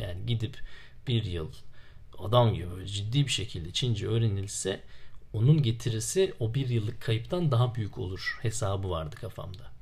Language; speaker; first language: Turkish; native; Turkish